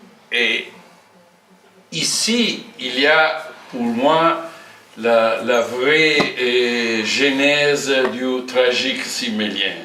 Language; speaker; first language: French; non-native, fluent; Italian